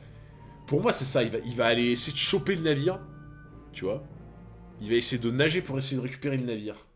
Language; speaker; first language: French; native; French